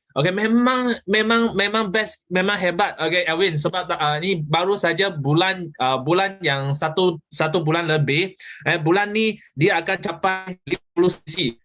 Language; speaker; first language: Malay; non-native, local second language; Chinese